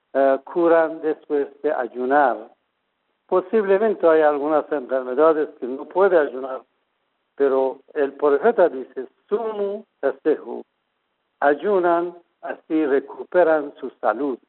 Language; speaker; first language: Spanish; non-native, fluent; Persian